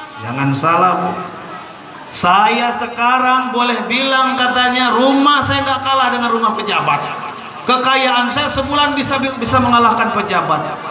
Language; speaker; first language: Indonesian; non-native, local second language; Malay